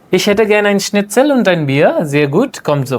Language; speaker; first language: German; non-native, fluent; Hindi